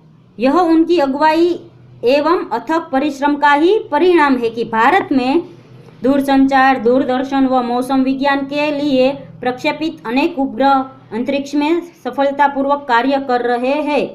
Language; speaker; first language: Hindi; non-native, local second language; Gujarati